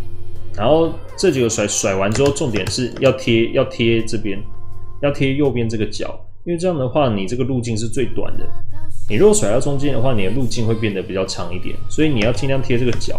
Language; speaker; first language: Chinese; native; Chinese